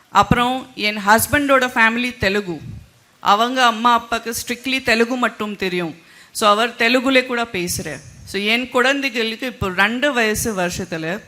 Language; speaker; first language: Tamil; non-native, fluent; Gujarati